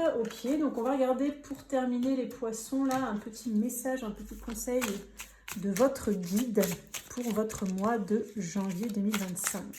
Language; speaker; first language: French; native; French